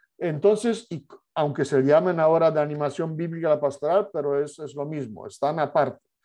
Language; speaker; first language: Spanish; non-native, fluent; Polish